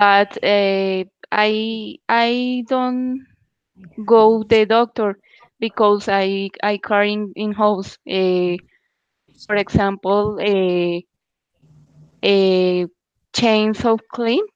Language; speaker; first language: English; non-native, learner; Spanish